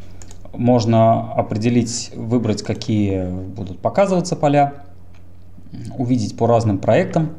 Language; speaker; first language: Russian; native; Russian